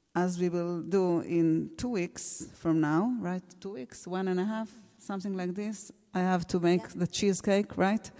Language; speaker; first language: English; non-native, fluent; Hebrew